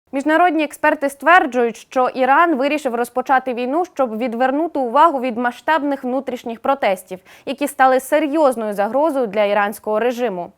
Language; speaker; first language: Ukrainian; native; Ukrainian